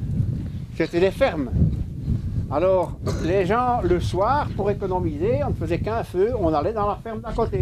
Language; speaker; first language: French; native; French